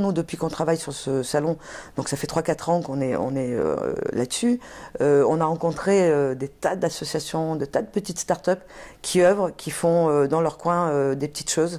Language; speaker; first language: French; native; French